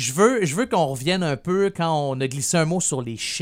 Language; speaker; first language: French; native; French